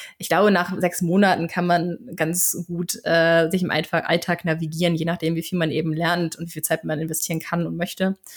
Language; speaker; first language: German; native; German